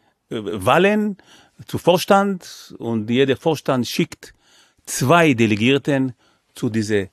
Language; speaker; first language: German; non-native, fluent; Hebrew